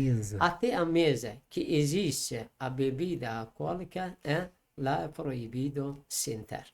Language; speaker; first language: Portuguese; non-native, learner; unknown